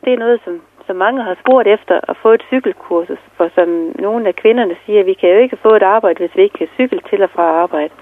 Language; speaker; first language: Danish; native; Danish